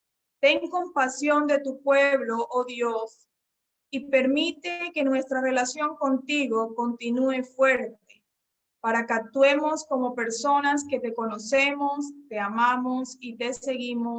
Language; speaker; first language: Spanish; native; Spanish